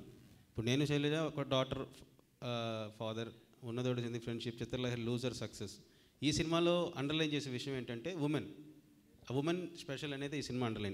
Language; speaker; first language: Telugu; native; Telugu